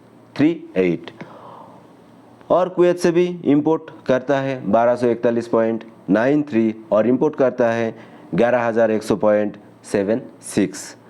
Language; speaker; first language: Hindi; non-native, local second language; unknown